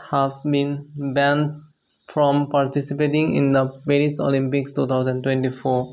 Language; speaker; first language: English; non-native, local second language; Assamese